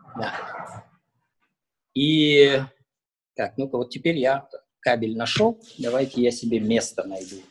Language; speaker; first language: Russian; native; Russian